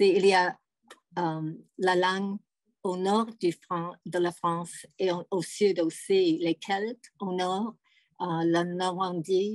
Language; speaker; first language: French; non-native, fluent; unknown